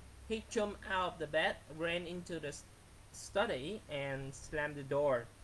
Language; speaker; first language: English; non-native, fluent; Vietnamese